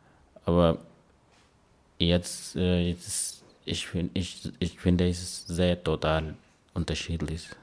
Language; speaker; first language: German; non-native, learner; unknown